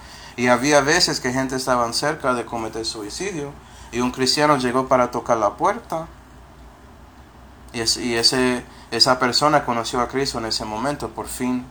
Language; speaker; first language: Spanish; non-native, fluent; English